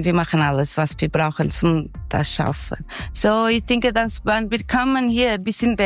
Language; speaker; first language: German; non-native, learner; Portuguese